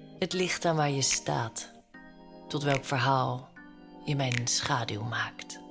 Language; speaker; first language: Dutch; native; Dutch